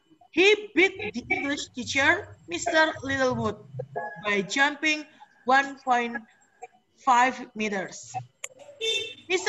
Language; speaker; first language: English; non-native, fluent; Indonesian